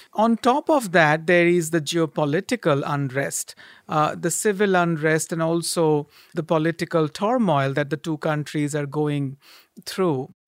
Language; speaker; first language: English; non-native, local second language; Bangla